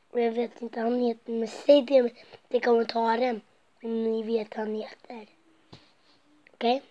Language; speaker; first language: Swedish; non-native, local second language; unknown